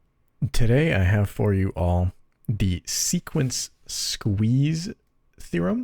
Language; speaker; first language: English; native; English